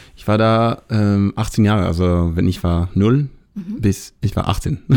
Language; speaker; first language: German; non-native, learner; Hebrew